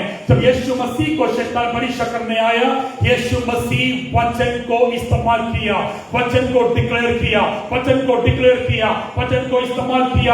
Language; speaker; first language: Hindi; non-native, local second language; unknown